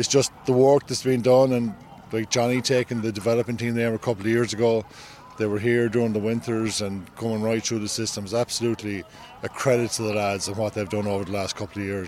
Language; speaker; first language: English; native; English